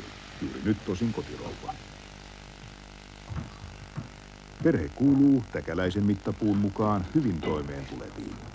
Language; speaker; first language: Finnish; native; Finnish